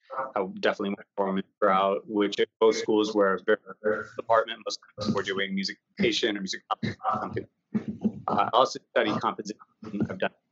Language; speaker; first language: English; native; English